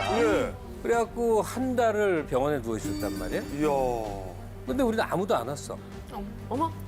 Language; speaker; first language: Korean; native; Korean